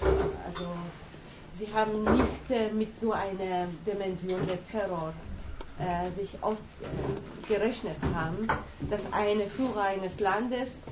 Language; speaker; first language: German; non-native, fluent; Persian